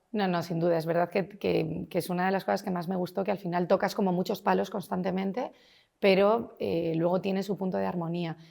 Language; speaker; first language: Spanish; native; Spanish